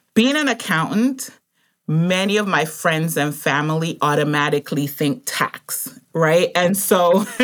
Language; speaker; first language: English; native; English